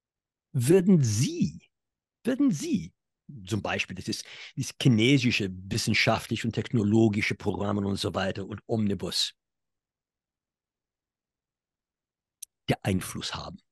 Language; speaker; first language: German; non-native, fluent; English